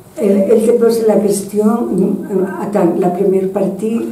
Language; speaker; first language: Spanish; non-native, fluent; French